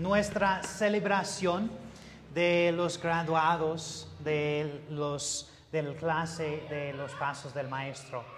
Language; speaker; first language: Spanish; non-native, learner; English